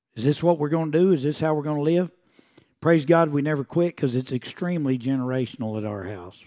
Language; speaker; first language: English; native; English